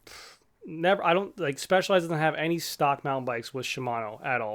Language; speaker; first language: English; native; English